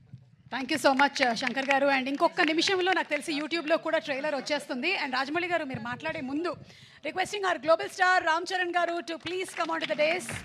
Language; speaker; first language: Telugu; native; Telugu